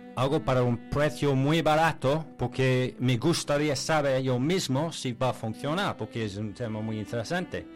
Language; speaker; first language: Spanish; non-native, learner; English